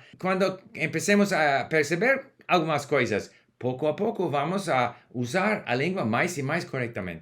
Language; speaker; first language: Portuguese; non-native, learner; English